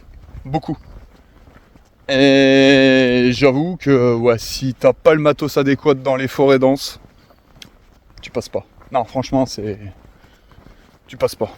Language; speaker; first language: French; native; French